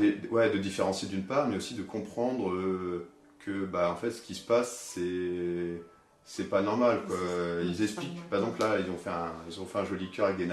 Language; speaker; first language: French; native; French